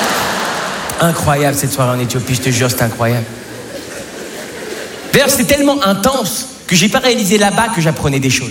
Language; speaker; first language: French; native; French